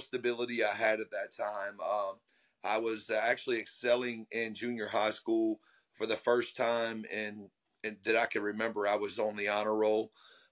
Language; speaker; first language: English; native; English